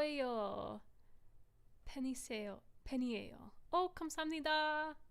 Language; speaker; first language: Korean; non-native, learner; English